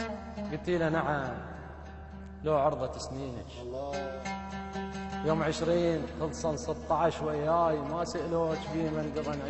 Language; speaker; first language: Arabic; native; Arabic